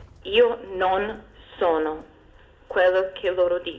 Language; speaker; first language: Italian; non-native, fluent; English